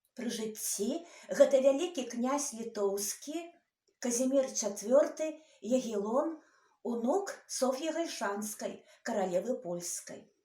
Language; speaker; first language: Belarusian; native; Belarusian